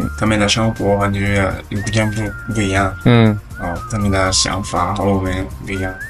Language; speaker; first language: Chinese; non-native, learner; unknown